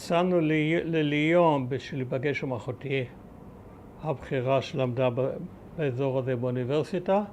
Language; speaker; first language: Hebrew; early bilingual, other home language; German